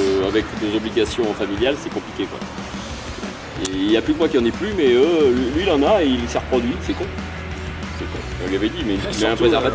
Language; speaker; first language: French; native; French